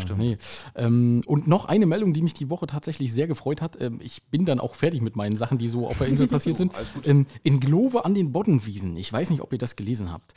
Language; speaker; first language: German; native; German